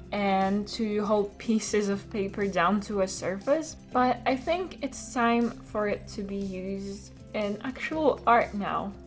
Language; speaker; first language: English; non-native, fluent; Polish